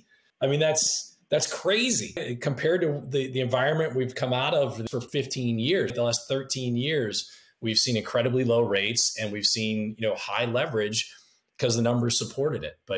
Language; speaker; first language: English; native; English